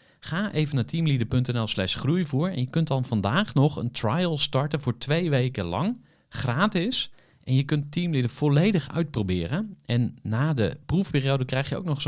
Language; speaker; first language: Dutch; native; Dutch